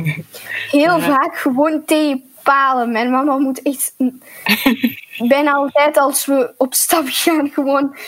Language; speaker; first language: Dutch; early bilingual, other home language; Lithuanian